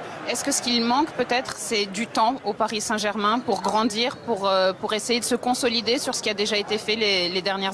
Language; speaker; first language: French; native; French